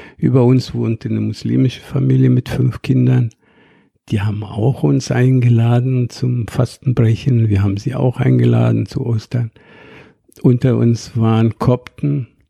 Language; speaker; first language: German; non-native, fluent; Arabic